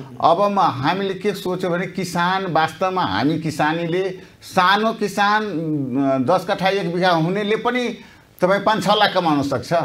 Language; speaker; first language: Nepali; non-native, local second language; Maithili